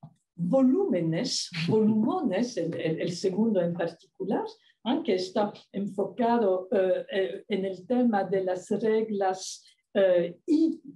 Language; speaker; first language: Spanish; non-native, fluent; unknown